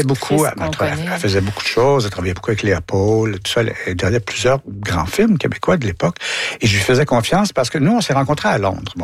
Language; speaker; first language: French; native; French